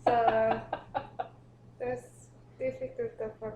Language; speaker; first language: English; non-native, learner; Spanish